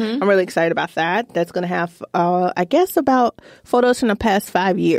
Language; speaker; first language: English; native; English